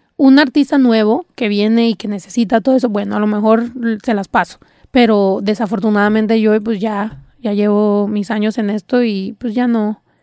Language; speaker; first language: Spanish; early bilingual, heritage; Spanish